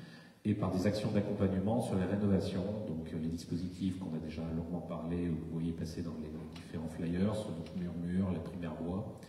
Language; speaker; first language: French; native; French